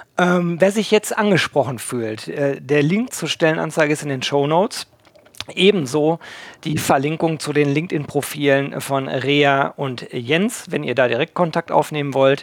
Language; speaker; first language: German; native; German